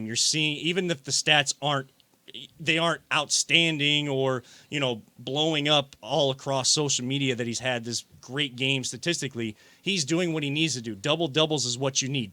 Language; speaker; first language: English; native; English